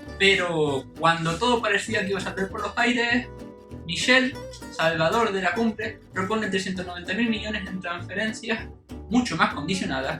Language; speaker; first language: Spanish; native; Spanish